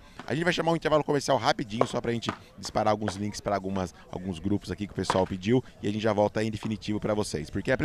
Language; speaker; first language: Portuguese; native; Portuguese